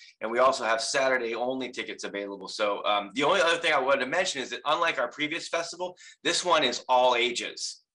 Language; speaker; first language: English; native; English